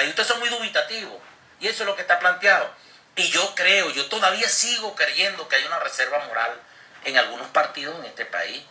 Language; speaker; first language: Spanish; native; Spanish